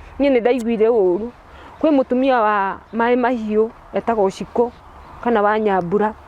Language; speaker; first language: Kikuyu; non-native, local second language; Turkish